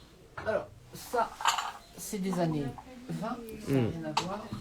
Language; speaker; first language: French; native; French